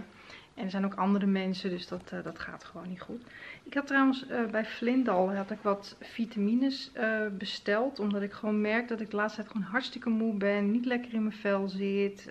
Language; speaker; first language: Dutch; native; Dutch